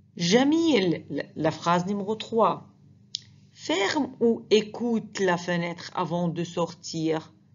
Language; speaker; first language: French; non-native, fluent; Arabic